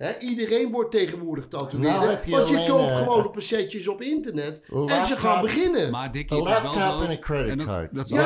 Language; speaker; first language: Dutch; native; Dutch